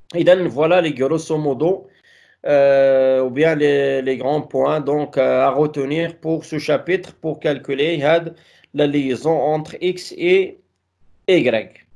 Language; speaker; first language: French; non-native, local second language; Arabic